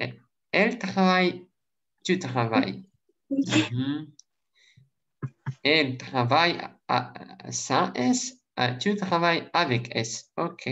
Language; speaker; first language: French; non-native, learner; Russian